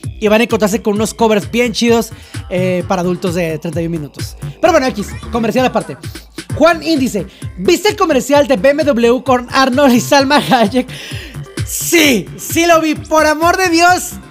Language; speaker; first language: Spanish; native; Spanish